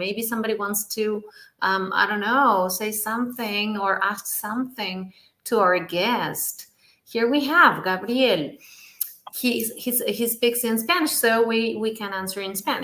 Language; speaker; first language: English; non-native, fluent; Spanish